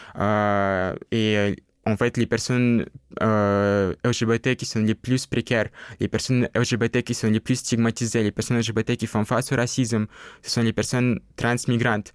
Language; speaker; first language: French; non-native, fluent; Russian